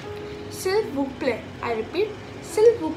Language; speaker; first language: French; non-native, learner; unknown